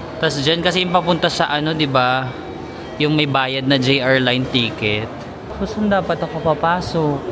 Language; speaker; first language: Filipino; non-native, local second language; Waray